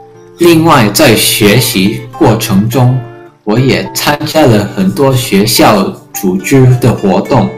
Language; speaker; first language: Chinese; early bilingual, heritage; English